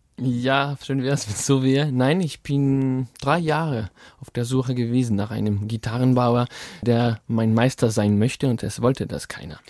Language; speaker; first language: German; non-native, fluent; French